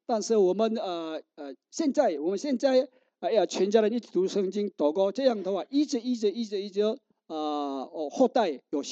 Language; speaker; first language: Chinese; non-native, learner; Korean